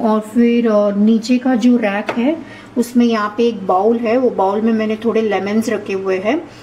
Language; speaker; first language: Hindi; non-native, local second language; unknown